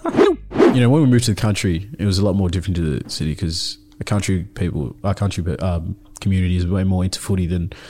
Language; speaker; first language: English; early bilingual, other home language; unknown